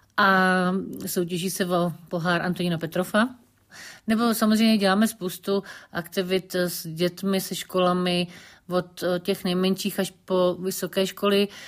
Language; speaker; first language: Czech; native; Czech